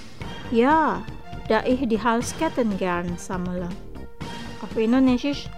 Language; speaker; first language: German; non-native, learner; Indonesian